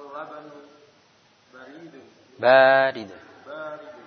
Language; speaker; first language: Arabic; non-native, learner; Indonesian